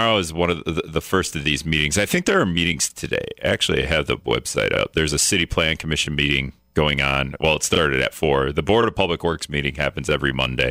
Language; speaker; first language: English; native; English